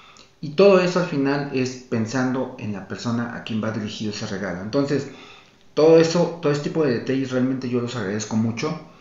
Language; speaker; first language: Spanish; native; Spanish